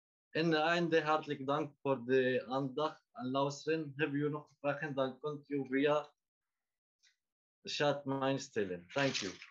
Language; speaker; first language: Dutch; non-native, learner; Arabic